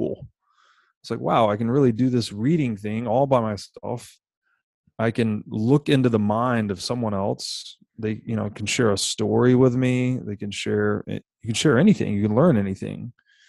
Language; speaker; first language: English; native; English